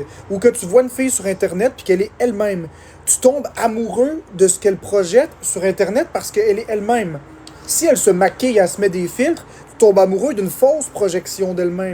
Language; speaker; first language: French; native; French